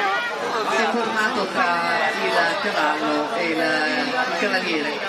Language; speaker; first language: Italian; native; Italian